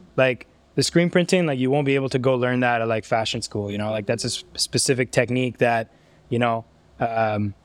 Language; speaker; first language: English; native; English